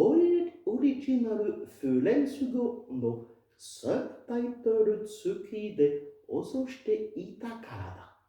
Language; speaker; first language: Japanese; non-native, fluent; French